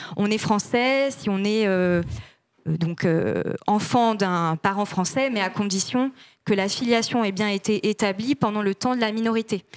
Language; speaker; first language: French; native; French